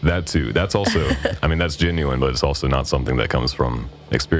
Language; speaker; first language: English; native; English